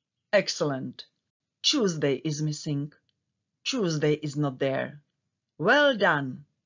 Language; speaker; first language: English; non-native, fluent; Czech